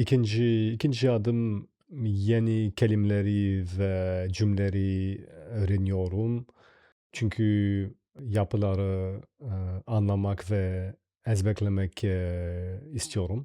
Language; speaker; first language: Turkish; non-native, learner; French